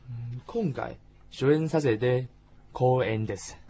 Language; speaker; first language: Japanese; non-native, learner; Chinese